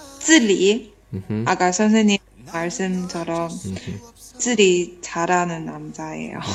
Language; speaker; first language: Korean; non-native, learner; Chinese